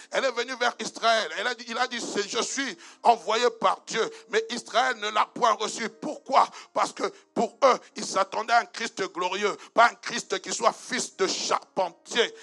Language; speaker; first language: French; non-native, local second language; Lingala